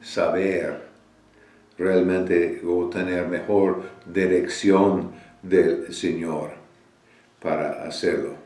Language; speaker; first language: Spanish; non-native, fluent; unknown